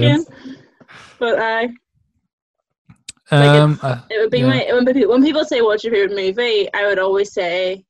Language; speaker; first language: English; native; English